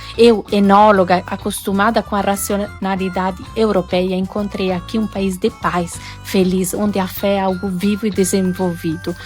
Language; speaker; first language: Portuguese; non-native, fluent; Italian